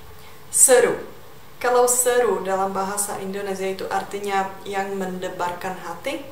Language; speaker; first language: Indonesian; non-native, fluent; Czech